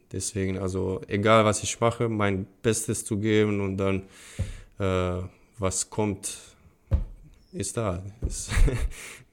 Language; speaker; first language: German; non-native, fluent; Bosnian